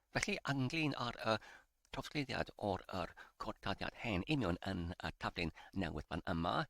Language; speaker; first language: Welsh; non-native, learner; English